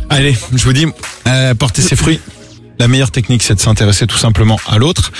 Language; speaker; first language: French; native; French